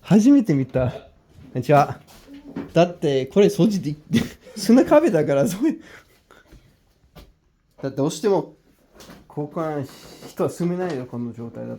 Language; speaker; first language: Japanese; non-native, fluent; English